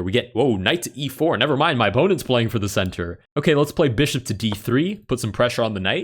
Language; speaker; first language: English; native; English